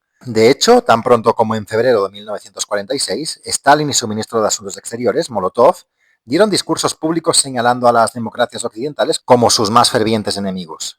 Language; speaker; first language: Spanish; native; Spanish